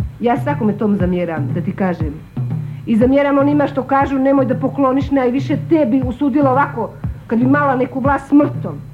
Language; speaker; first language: Croatian; non-native, local second language; Albanian